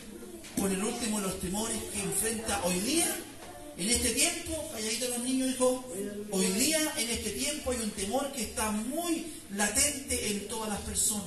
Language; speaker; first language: Spanish; native; Spanish